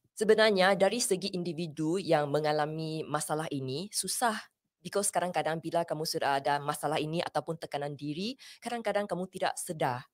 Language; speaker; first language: Malay; non-native, local second language; Chinese